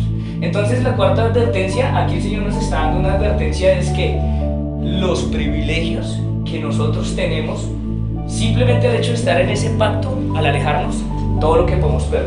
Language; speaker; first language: Spanish; native; Spanish